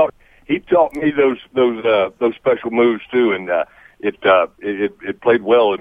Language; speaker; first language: English; native; English